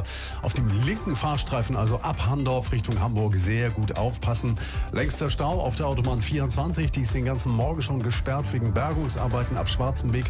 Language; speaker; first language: German; native; German